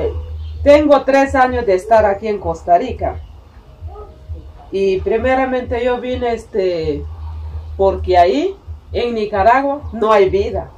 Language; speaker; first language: Spanish; non-native, local second language; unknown